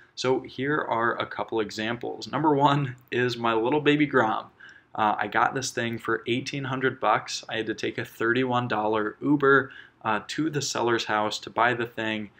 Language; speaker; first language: English; native; English